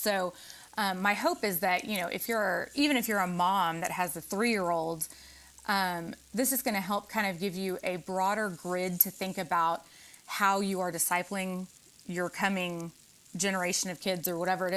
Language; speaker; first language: English; native; English